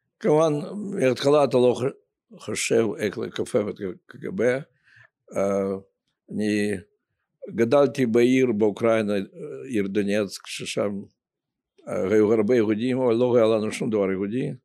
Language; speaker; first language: Hebrew; non-native, fluent; Russian